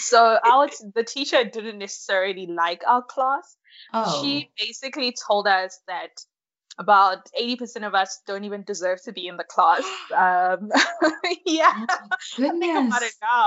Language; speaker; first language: English; early bilingual, other home language; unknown